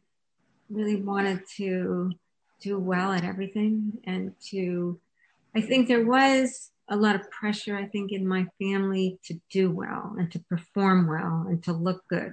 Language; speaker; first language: English; native; English